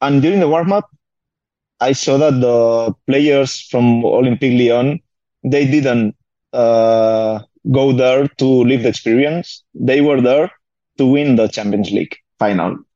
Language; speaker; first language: English; non-native, fluent; Spanish